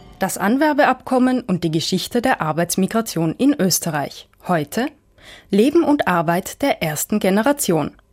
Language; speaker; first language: German; native; German